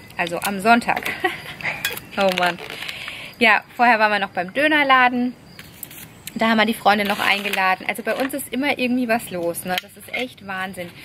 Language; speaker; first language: German; non-native, fluent; Italian